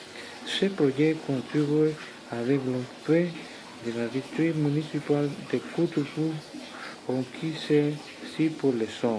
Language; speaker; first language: French; non-native, learner; Spanish